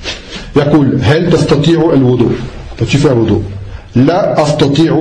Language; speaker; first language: Arabic; non-native, fluent; French